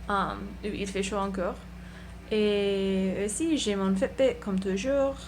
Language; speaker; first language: French; non-native, learner; English